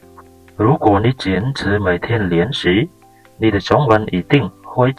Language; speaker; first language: Chinese; non-native, fluent; Khmer